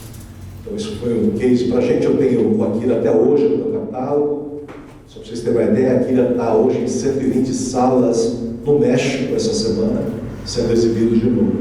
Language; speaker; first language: Portuguese; native; Portuguese